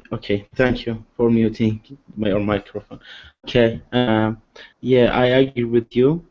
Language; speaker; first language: English; non-native, learner; Arabic